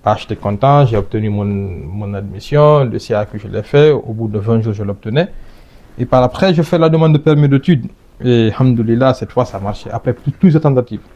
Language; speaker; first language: French; non-native, local second language; Fula